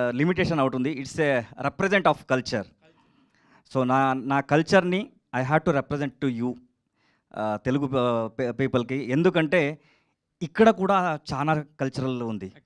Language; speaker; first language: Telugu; non-native, learner; Kannada